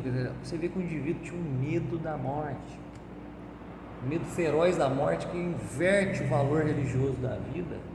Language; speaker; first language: Portuguese; native; Portuguese